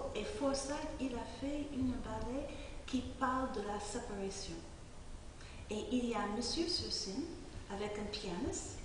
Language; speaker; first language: French; non-native, fluent; English